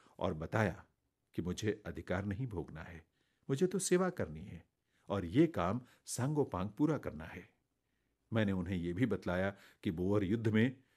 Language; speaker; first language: Hindi; native; Hindi